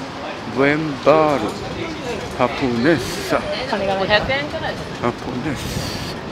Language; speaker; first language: Spanish; non-native, learner; Japanese